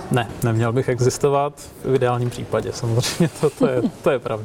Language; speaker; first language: Czech; native; Czech